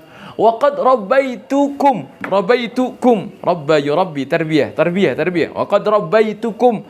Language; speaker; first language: Arabic; non-native, fluent; Indonesian